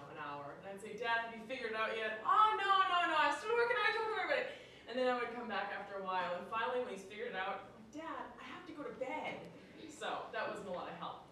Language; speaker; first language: English; native; English